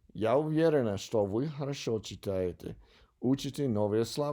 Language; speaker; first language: Russian; non-native, learner; English